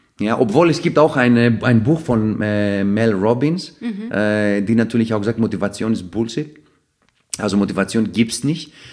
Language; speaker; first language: German; non-native, fluent; Greek